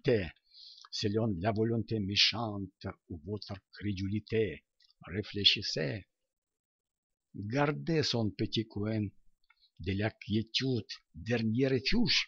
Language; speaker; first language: French; non-native, learner; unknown